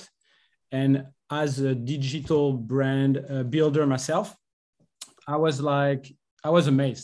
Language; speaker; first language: English; non-native, fluent; French